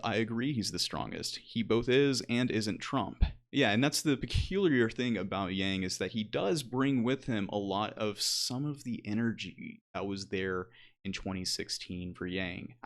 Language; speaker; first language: English; native; English